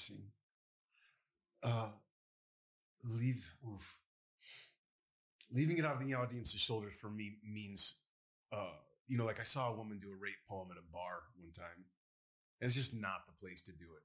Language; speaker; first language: English; native; English